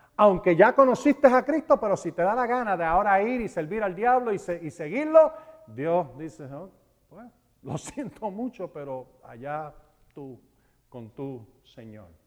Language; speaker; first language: Spanish; early bilingual, heritage; Spanish